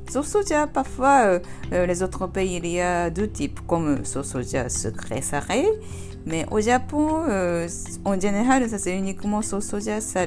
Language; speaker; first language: French; non-native, learner; Japanese